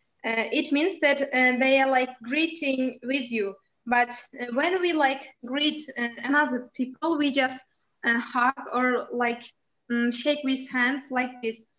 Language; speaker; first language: English; non-native, learner; Uzbek